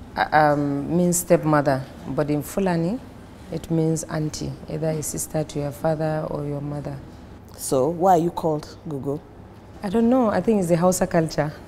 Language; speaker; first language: English; non-native, local second language; Fula